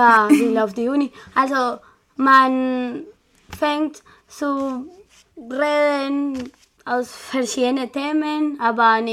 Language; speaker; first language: German; non-native, learner; Spanish